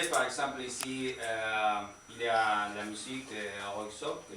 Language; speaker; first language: French; non-native, learner; Spanish